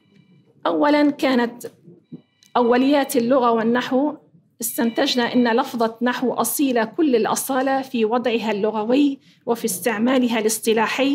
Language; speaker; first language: Arabic; native; Arabic